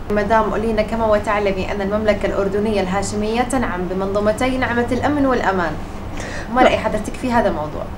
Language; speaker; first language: Arabic; native; Arabic